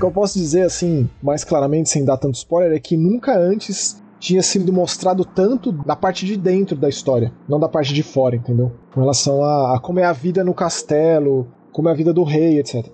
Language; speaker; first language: Portuguese; native; Portuguese